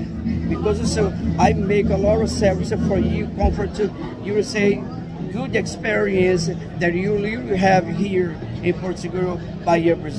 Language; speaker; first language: English; non-native, learner; Portuguese